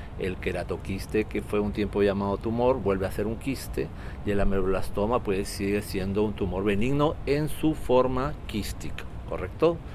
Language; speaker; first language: Spanish; native; Spanish